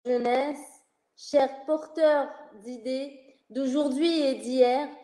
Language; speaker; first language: French; non-native, local second language; Arabic